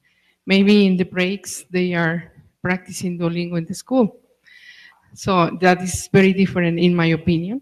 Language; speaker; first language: English; non-native, fluent; Spanish